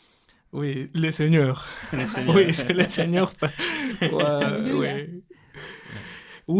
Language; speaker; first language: French; non-native, learner; Spanish